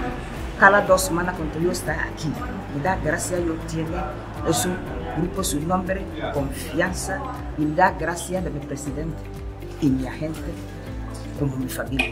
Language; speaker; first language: Spanish; non-native, learner; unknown